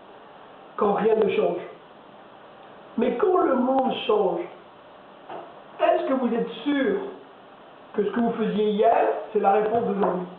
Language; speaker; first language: French; native; French